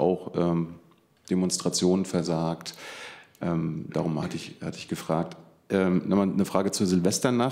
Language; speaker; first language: German; native; German